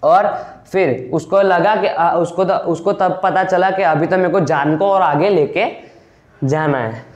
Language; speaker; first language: Hindi; non-native, local second language; Gujarati